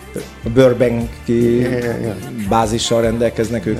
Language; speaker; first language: Hungarian; native; Hungarian